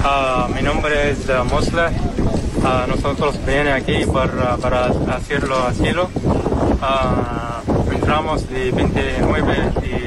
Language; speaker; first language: Spanish; non-native, learner; Arabic